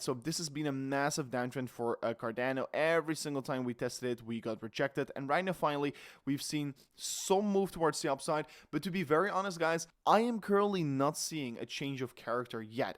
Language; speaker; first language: English; non-native, fluent; Dutch